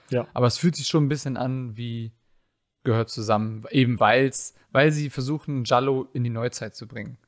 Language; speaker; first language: German; native; German